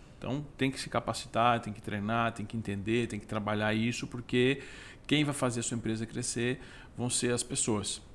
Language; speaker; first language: Portuguese; native; Portuguese